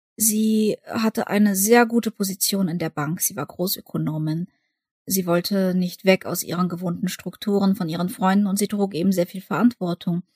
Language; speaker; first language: German; early bilingual, other home language; Russian